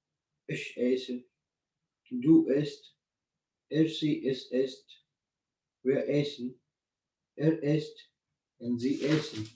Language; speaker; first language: German; non-native, learner; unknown